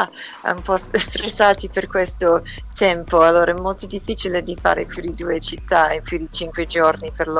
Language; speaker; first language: Italian; early bilingual, heritage; English